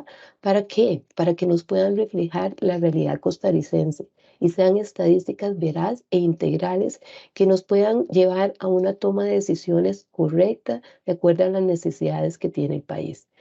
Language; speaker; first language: Spanish; native; Spanish